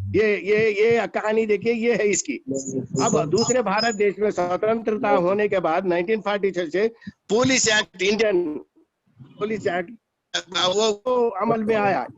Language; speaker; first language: Hindi; non-native, local second language; Telugu